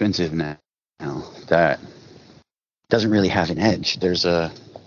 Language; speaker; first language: English; native; English